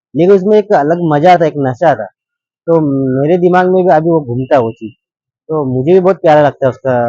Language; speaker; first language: Hindi; native; Hindi